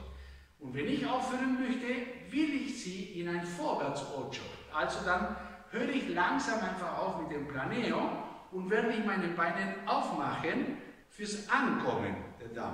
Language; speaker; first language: German; non-native, fluent; Spanish